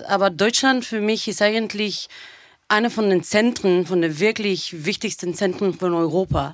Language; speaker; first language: German; non-native, fluent; Bulgarian